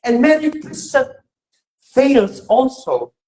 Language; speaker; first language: English; non-native, local second language; Filipino